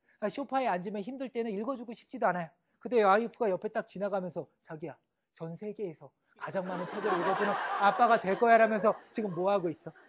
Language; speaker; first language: Korean; native; Korean